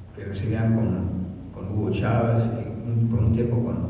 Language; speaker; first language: Spanish; early bilingual, other home language; English